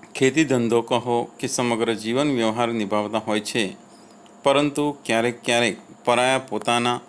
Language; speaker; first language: Hindi; non-native, local second language; Gujarati